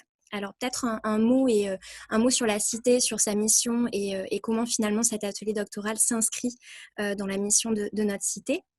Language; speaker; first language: French; native; French